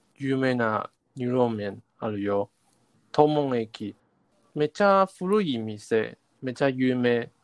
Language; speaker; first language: Japanese; non-native, learner; Chinese